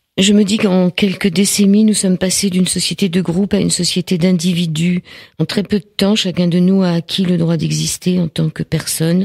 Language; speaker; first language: French; native; French